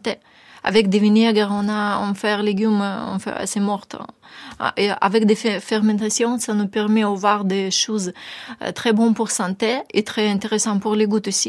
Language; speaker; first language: French; non-native, learner; Ukrainian